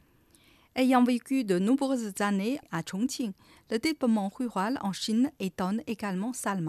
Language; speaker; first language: French; non-native, fluent; Chinese